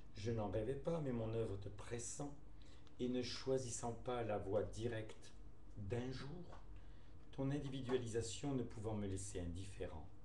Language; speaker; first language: French; native; French